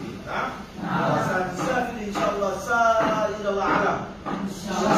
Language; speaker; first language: Arabic; non-native, fluent; Bangla